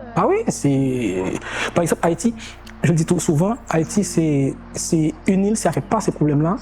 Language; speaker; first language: French; non-native, local second language; Haitian Creole